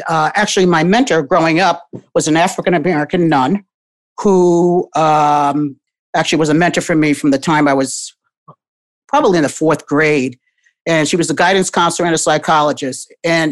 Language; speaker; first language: English; native; English